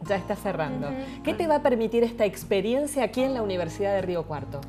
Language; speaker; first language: Spanish; native; Spanish